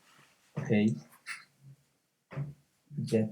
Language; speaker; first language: English; non-native, learner; Spanish